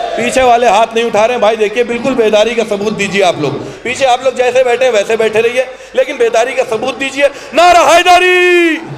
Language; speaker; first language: Urdu; native; Urdu